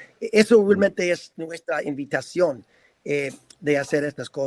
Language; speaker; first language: Spanish; non-native, fluent; English